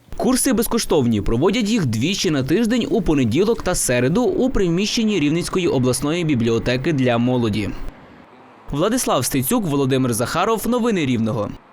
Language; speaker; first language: Ukrainian; native; Ukrainian